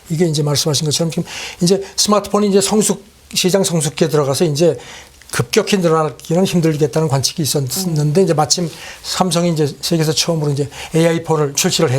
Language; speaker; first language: Korean; native; Korean